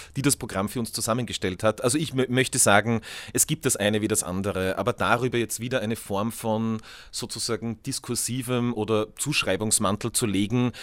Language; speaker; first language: German; native; German